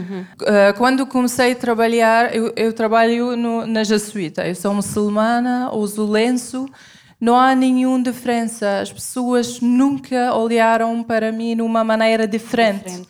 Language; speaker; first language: Portuguese; non-native, fluent; Arabic